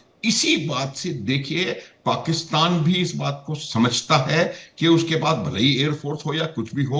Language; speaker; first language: Hindi; native; Hindi